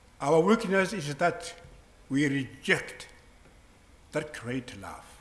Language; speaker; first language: English; non-native, local second language; Southern Sotho